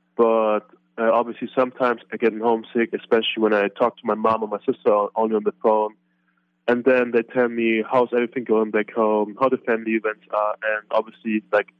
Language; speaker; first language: English; non-native, fluent; German